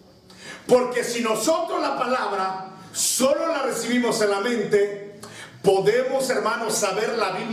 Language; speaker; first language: Spanish; native; Spanish